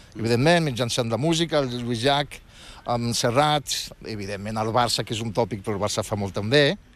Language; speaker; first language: Catalan; non-native, fluent; Riffian